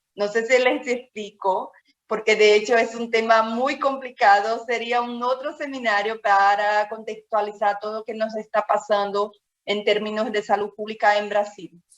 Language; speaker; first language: Spanish; non-native, fluent; Portuguese